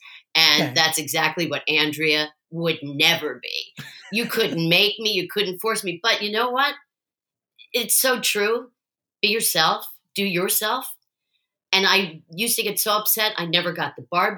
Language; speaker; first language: English; native; English